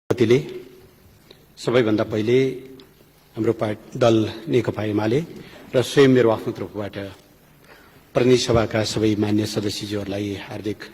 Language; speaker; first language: Nepali; native; Nepali